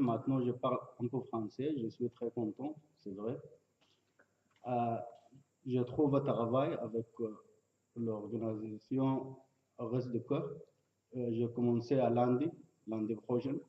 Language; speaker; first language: French; non-native, learner; Arabic